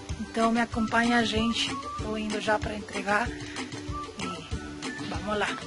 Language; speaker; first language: Portuguese; non-native, fluent; Spanish